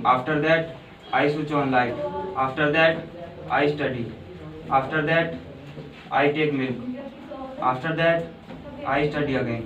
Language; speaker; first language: English; non-native, learner; Hindi